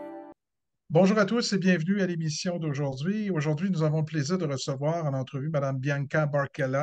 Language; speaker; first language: French; native; French